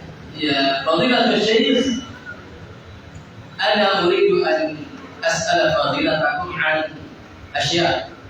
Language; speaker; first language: Arabic; non-native, fluent; Indonesian